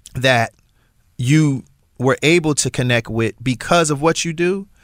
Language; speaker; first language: English; native; English